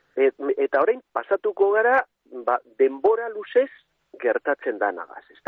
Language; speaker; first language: Basque; native; Basque